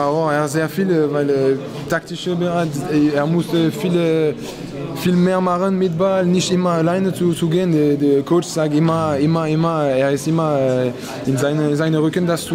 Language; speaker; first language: German; non-native, fluent; French